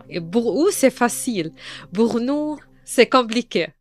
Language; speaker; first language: French; non-native, fluent; Arabic